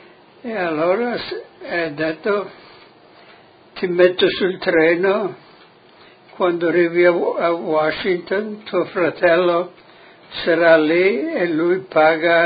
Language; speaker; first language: Italian; non-native, local second language; Friulian